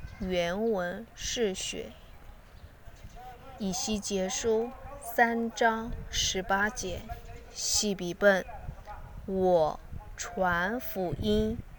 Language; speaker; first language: Chinese; non-native, learner; Korean